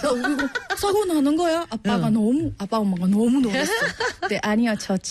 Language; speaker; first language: Korean; non-native, learner; Burmese